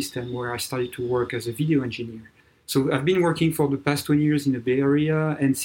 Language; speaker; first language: English; non-native, fluent; French